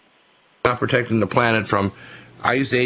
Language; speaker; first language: English; native; English